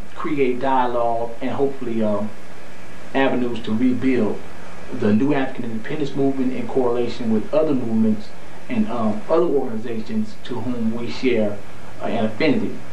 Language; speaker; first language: English; native; English